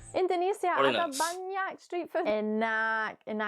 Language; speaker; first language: Indonesian; non-native, learner; English